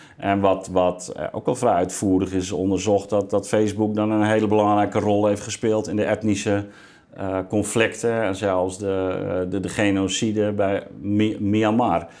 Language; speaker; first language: Dutch; native; Dutch